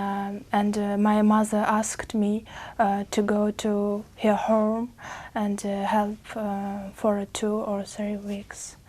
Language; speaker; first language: English; non-native, learner; Uzbek